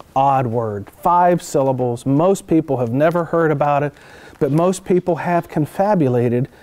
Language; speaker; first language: English; native; English